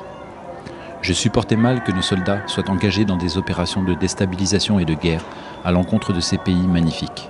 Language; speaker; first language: French; native; French